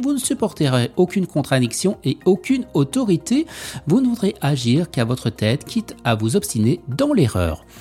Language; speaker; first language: French; native; French